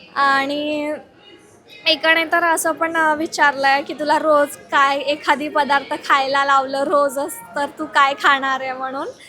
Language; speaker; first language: Marathi; non-native, local second language; Lambadi